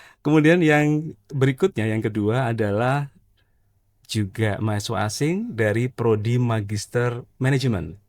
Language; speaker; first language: Indonesian; native; Indonesian